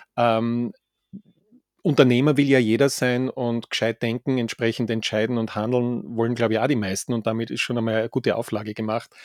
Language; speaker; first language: German; native; German